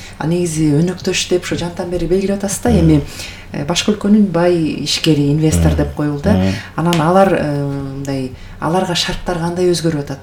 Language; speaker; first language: Kyrgyz; native; Kyrgyz